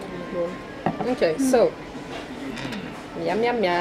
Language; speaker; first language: English; non-native, learner; French